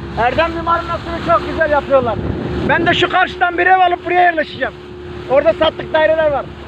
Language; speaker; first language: Turkish; native; Turkish